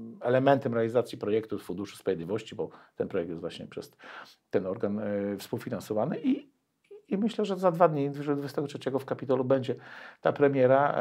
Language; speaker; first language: Polish; native; Polish